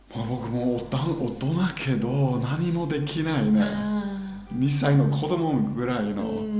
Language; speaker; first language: Japanese; non-native, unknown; German